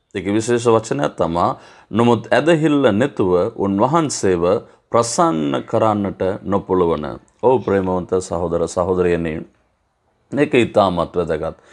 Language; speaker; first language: Sinhala; non-native, local second language; Tamil